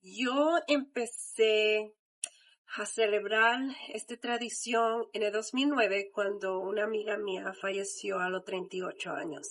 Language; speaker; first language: Spanish; early bilingual, heritage; Spanish